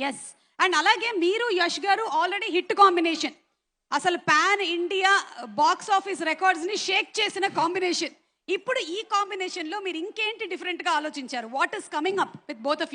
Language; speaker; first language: Telugu; native; Telugu